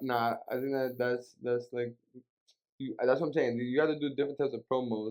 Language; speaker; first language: English; native; English